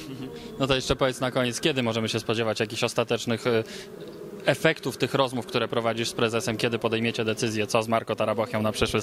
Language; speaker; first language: Polish; native; Polish